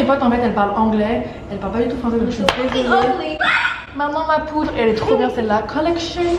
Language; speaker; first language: French; native; French